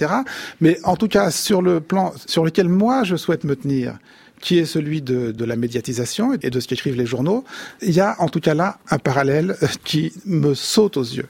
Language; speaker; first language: French; native; French